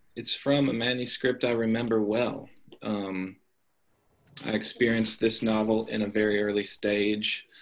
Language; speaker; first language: English; native; English